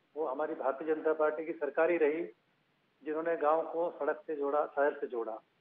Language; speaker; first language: Hindi; native; Hindi